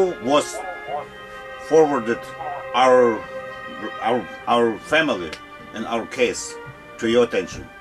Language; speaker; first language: English; non-native, learner; Russian